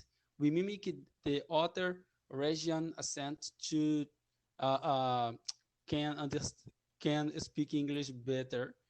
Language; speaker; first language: English; non-native, learner; Portuguese